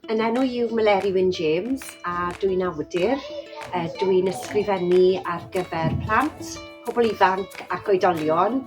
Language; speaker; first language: Welsh; native; Welsh